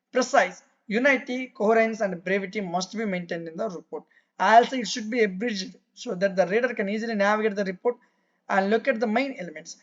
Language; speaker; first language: English; non-native, local second language; Telugu